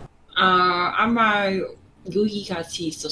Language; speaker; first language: Korean; non-native, learner; Cantonese